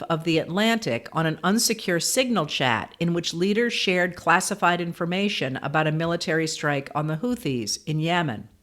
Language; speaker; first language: English; native; English